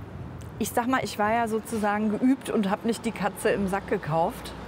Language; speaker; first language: German; native; German